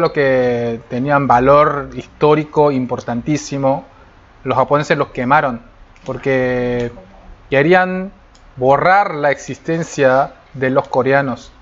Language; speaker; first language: Spanish; non-native, fluent; Korean